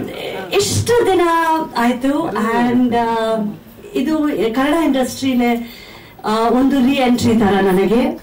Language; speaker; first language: Kannada; non-native, fluent; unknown